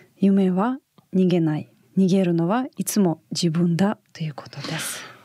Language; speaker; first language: Japanese; non-native, fluent; Russian